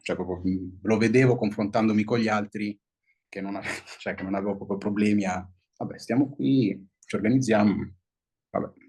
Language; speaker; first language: Italian; early bilingual, heritage; Italian